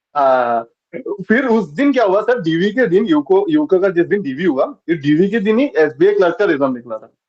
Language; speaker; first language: Hindi; non-native, local second language; Bangla